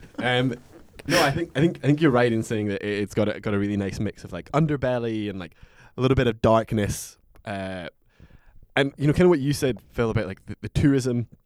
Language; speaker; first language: English; native; English